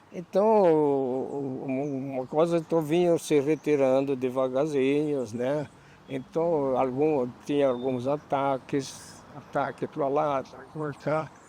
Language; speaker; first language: Portuguese; non-native, fluent; Albanian